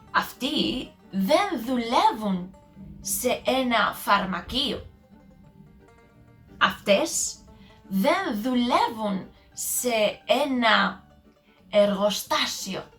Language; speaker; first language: Greek; non-native, learner; English